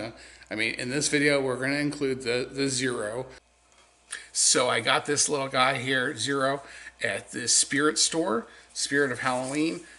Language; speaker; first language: English; native; English